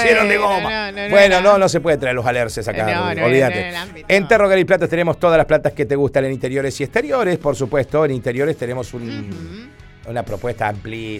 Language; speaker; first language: Spanish; native; Spanish